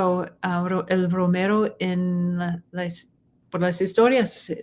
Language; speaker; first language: Spanish; non-native, learner; English